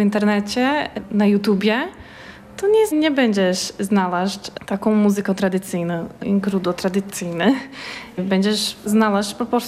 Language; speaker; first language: Polish; non-native, learner; Portuguese